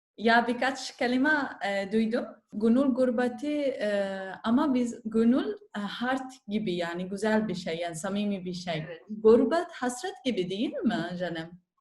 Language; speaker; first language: Turkish; non-native, learner; Arabic